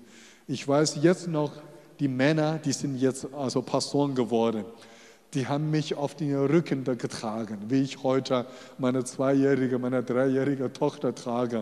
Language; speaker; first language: German; non-native, fluent; Chinese